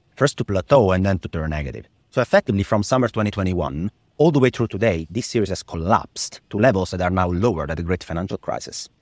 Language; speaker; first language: English; non-native, fluent; Italian